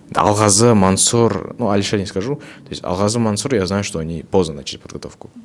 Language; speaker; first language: Russian; non-native, local second language; Kazakh